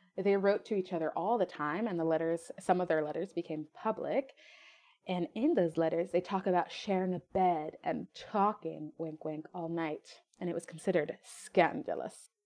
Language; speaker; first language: English; non-native, fluent; French